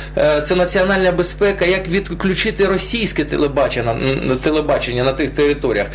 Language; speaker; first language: Ukrainian; non-native, local second language; Russian